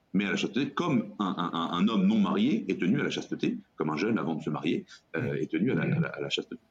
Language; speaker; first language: French; native; French